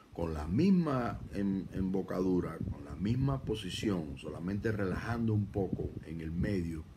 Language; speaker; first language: Spanish; native; Spanish